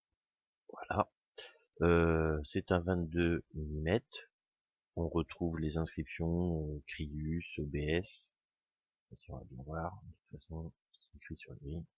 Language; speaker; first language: French; native; French